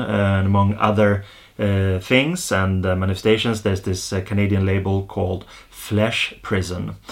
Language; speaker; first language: English; non-native, fluent; Swedish